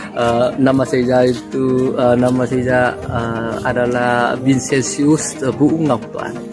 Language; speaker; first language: Indonesian; non-native, learner; Vietnamese